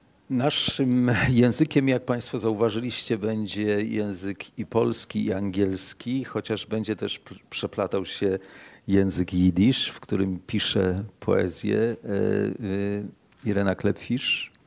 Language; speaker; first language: Polish; native; Polish